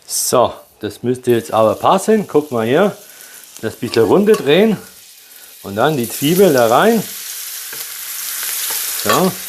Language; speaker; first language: German; early bilingual, other home language; Polish